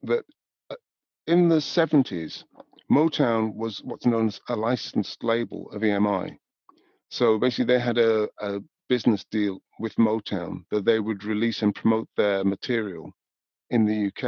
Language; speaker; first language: English; native; English